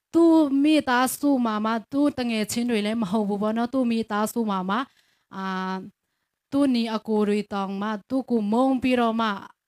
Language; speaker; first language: Burmese; non-native, local second language; Tedim Chin